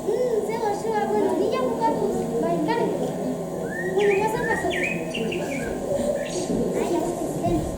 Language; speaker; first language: Basque; non-native, local second language; Spanish